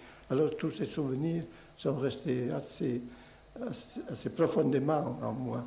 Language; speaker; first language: French; non-native, local second language; Occitan